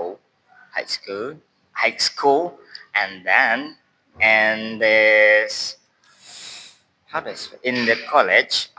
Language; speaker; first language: English; non-native, learner; Indonesian